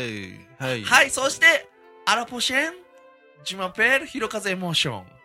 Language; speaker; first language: Japanese; native; Japanese